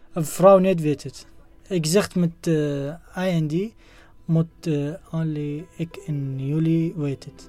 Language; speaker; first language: Dutch; non-native, learner; Arabic